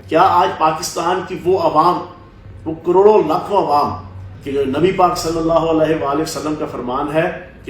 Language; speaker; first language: Urdu; native; Urdu